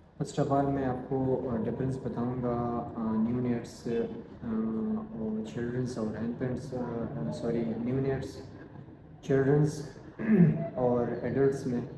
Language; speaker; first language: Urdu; non-native, local second language; Pashto